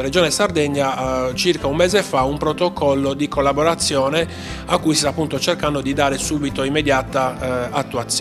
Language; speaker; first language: Italian; native; Italian